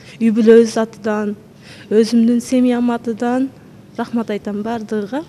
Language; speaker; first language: Kyrgyz; early bilingual, heritage; Kyrgyz